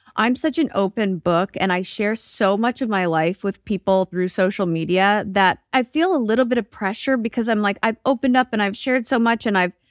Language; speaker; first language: English; native; English